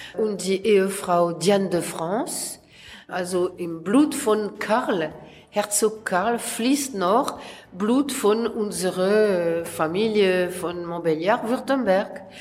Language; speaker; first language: German; non-native, learner; French